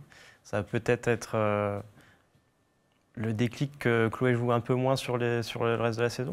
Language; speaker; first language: French; native; French